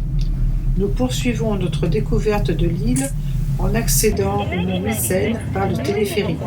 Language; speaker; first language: French; native; French